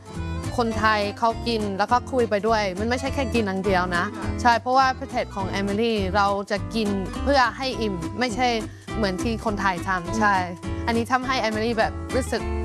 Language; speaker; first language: Thai; non-native, fluent; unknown